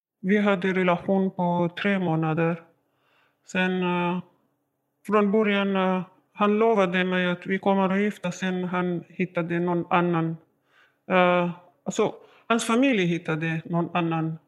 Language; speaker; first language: Swedish; non-native, learner; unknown